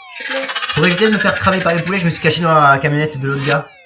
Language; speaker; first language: French; native; French